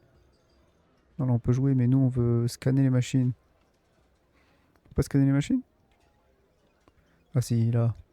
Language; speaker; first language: French; native; French